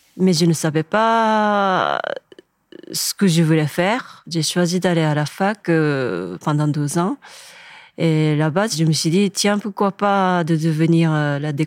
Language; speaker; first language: French; non-native, fluent; Japanese